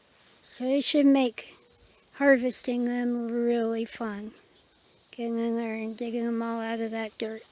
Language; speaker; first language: English; native; English